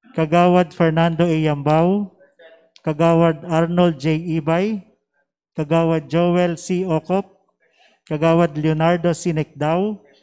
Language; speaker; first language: Filipino; native; Filipino